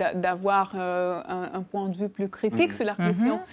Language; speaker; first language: French; non-native, fluent; Albanian